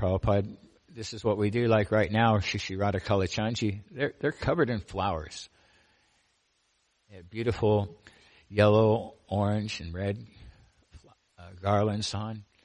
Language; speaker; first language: English; native; English